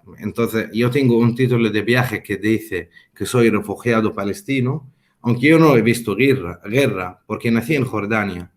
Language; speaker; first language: Spanish; non-native, fluent; Arabic